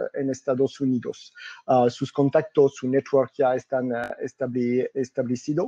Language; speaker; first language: Spanish; non-native, fluent; French